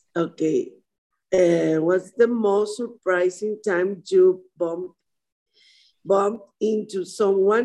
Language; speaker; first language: English; non-native, learner; Spanish